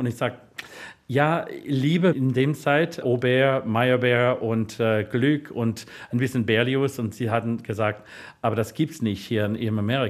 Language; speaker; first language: German; non-native, fluent; English